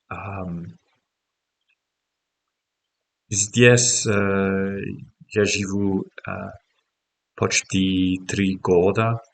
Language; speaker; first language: Russian; non-native, learner; English